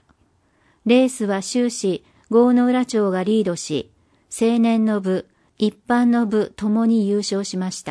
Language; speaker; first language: Japanese; native; Japanese